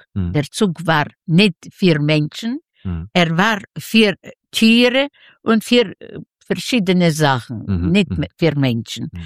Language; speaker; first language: German; non-native, learner; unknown